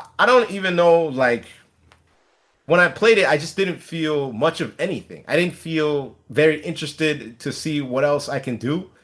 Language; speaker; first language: English; native; English